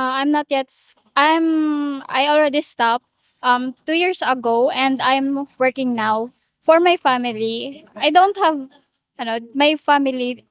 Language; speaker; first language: English; non-native, local second language; Bikol